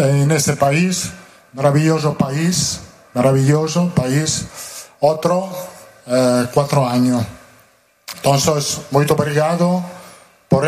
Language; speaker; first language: Portuguese; non-native, learner; Italian